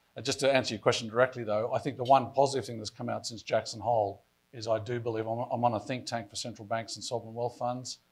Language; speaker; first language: English; native; English